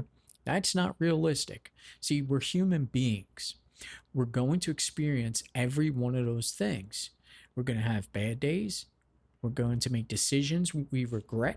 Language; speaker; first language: English; native; English